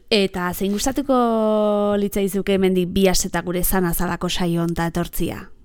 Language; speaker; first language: Basque; native; Basque